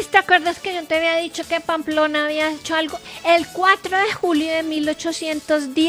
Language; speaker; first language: Spanish; native; Spanish